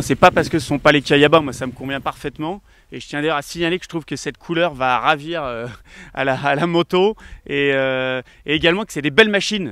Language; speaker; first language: French; native; French